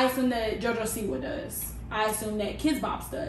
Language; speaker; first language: English; native; English